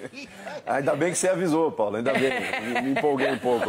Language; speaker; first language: Portuguese; native; Portuguese